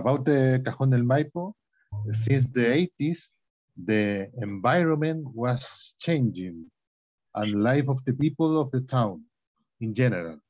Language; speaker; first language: English; non-native, learner; Spanish